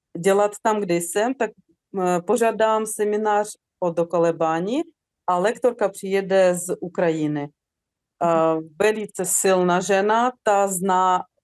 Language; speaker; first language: Czech; non-native, fluent; Ukrainian